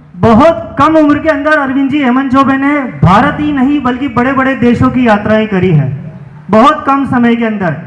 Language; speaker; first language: Hindi; native; Hindi